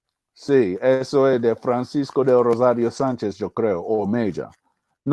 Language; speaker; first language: Spanish; early bilingual, heritage; English